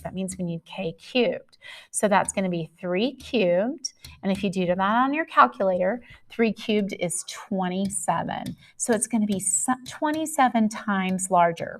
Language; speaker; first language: English; native; English